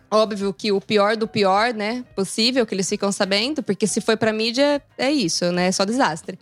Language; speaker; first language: Portuguese; native; Portuguese